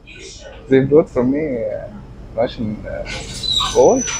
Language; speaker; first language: English; non-native, fluent; Arabic